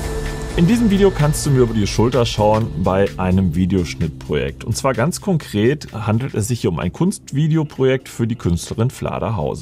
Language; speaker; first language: German; native; German